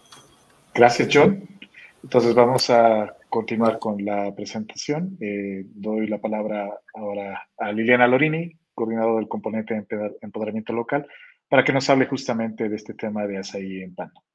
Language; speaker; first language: Spanish; native; Spanish